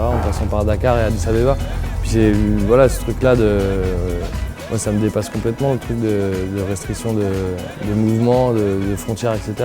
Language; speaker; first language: French; native; French